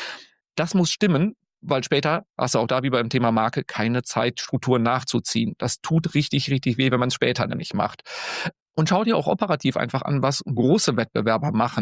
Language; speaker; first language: German; native; German